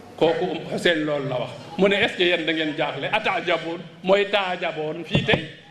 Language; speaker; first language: Wolof; non-native, local second language; Fula